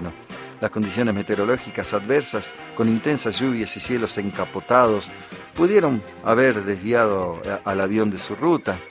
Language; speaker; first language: Spanish; native; Spanish